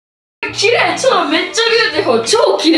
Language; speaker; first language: Japanese; native; Japanese